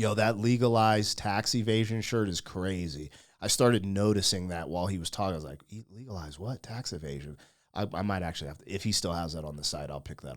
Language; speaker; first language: English; native; English